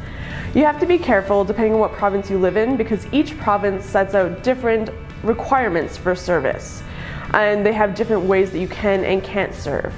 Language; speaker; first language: English; native; English